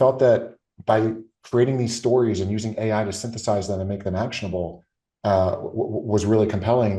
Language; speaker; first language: English; native; English